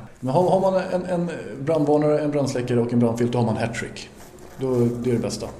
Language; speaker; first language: Swedish; native; Swedish